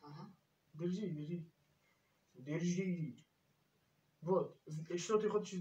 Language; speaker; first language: Russian; non-native, learner; Turkish